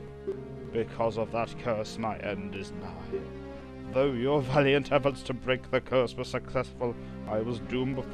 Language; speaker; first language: English; native; English